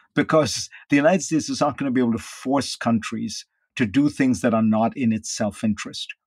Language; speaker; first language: English; non-native, local second language; Hindi